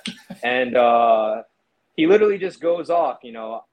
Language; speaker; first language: English; native; English